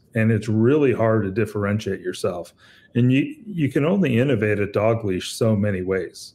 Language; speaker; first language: English; native; English